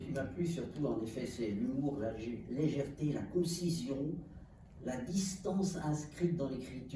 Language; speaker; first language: French; native; French